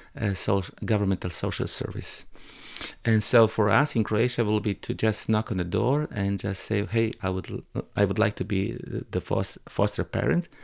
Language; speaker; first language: English; non-native, fluent; Croatian